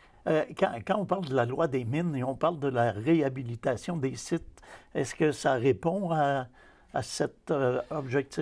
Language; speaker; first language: French; native; French